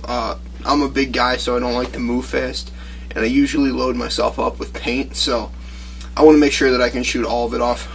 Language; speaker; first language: English; native; English